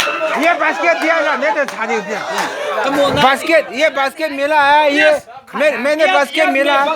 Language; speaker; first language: Hindi; non-native, local second language; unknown